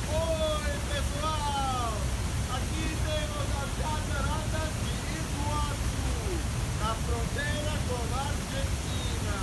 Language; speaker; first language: Portuguese; non-native, learner; English